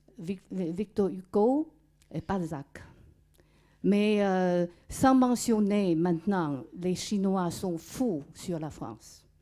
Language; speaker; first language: French; non-native, fluent; Chinese